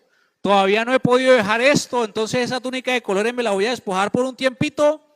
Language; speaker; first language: Spanish; native; Spanish